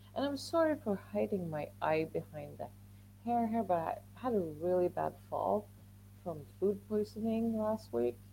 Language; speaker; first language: English; non-native, fluent; Swedish